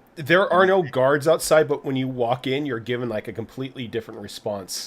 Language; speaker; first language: English; native; English